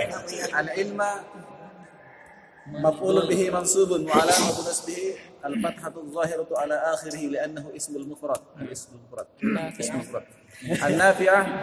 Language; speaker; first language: Arabic; non-native, learner; Indonesian